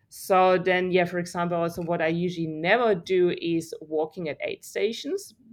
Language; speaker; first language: English; non-native, fluent; German